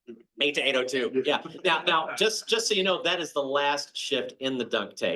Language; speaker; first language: English; native; English